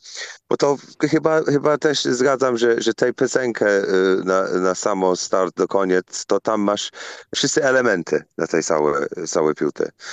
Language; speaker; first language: Polish; non-native, learner; English